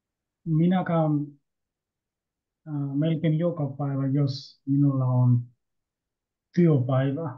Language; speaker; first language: Finnish; non-native, learner; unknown